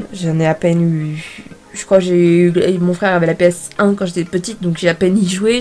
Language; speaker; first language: French; native; French